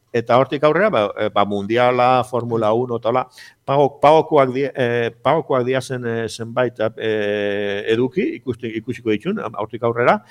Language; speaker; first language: Basque; native; Basque